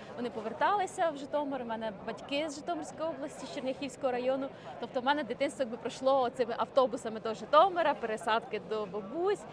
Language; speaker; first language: Ukrainian; native; Ukrainian